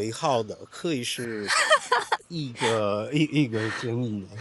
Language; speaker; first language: Chinese; non-native, learner; Portuguese